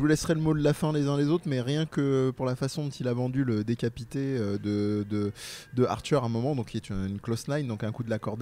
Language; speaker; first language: French; native; French